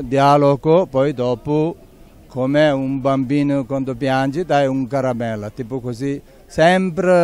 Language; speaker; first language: Italian; non-native, learner; Tibetan